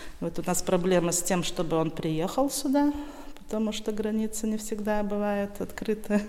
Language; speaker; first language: Russian; native; Russian